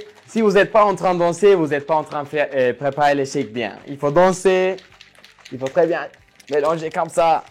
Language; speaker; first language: French; non-native, fluent; Turkish